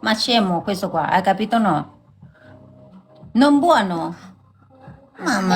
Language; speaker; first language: Italian; non-native, learner; Thai